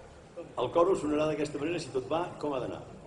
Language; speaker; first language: Catalan; native; Catalan